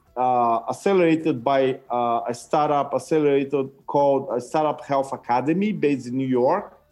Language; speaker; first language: English; non-native, fluent; Portuguese